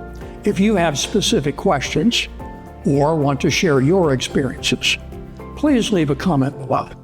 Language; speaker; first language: English; native; English